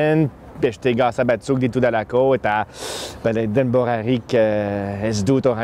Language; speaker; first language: Basque; non-native, fluent; French